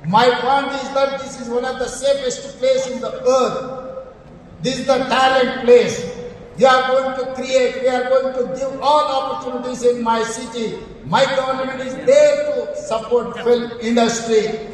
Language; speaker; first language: English; non-native, local second language; Telugu